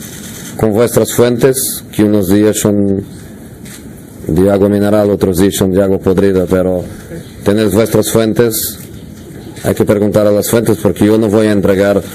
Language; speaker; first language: Spanish; non-native, fluent; Portuguese